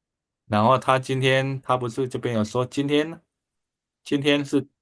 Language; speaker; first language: Chinese; non-native, fluent; Indonesian